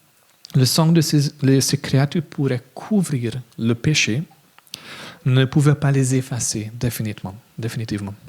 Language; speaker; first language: French; non-native, fluent; English